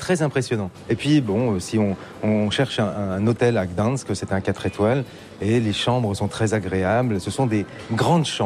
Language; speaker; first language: French; native; French